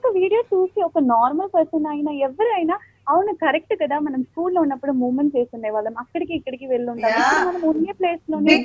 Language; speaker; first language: Telugu; non-native, local second language; Malayalam